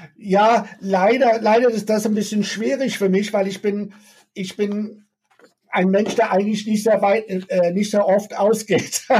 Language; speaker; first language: German; non-native, fluent; English